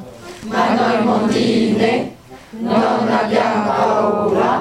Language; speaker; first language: Italian; non-native, learner; French